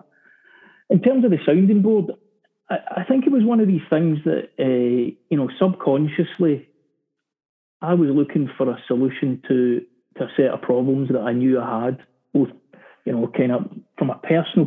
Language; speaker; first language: English; native; English